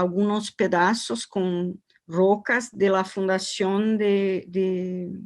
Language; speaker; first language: Spanish; non-native, learner; Portuguese